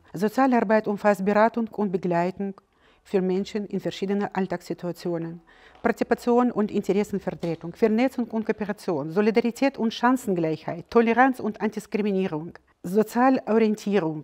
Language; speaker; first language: German; non-native, fluent; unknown